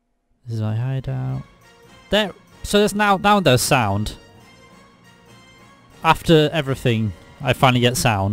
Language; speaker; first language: English; native; English